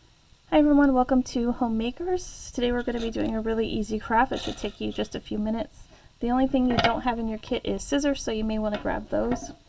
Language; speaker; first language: English; native; English